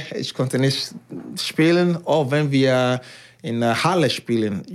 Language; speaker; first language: German; non-native, learner; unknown